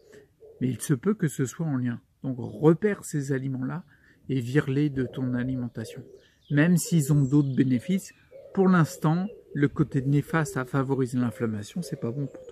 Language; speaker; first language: French; native; French